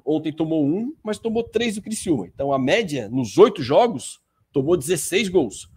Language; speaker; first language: Portuguese; native; Portuguese